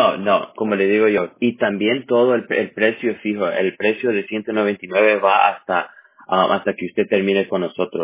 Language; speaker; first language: Spanish; early bilingual, heritage; Spanish